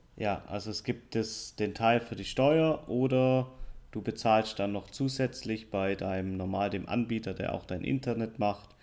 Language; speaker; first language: German; native; German